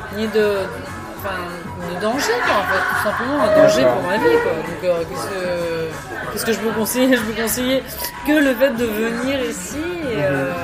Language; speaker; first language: French; native; French